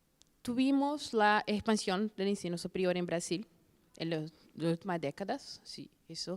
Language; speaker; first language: Spanish; non-native, fluent; Portuguese